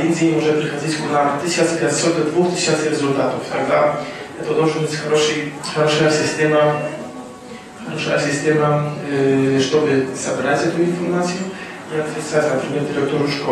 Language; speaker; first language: Russian; non-native, fluent; Polish